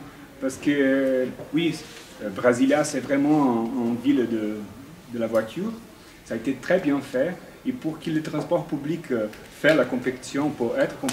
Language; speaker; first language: French; non-native, fluent; Portuguese